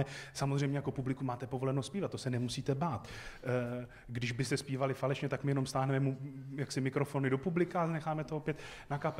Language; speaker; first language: Czech; native; Czech